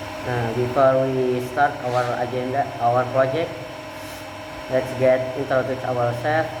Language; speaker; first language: English; non-native, learner; Indonesian